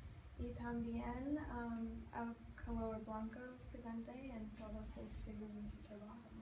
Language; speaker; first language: Spanish; non-native, learner; English